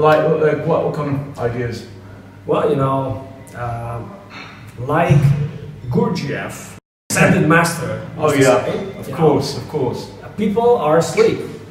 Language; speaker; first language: English; native; English